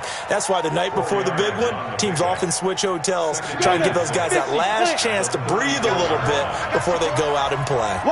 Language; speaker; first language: English; native; English